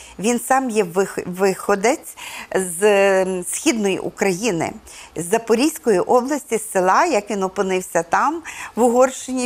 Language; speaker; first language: Ukrainian; native; Ukrainian